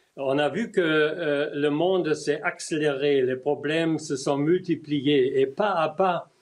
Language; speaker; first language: French; non-native, fluent; German